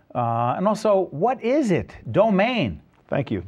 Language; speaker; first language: English; native; English